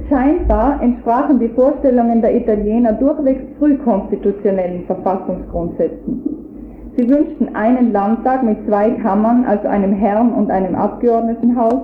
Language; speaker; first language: German; native; German